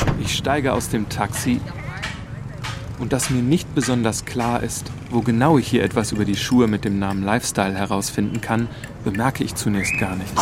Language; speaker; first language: German; native; German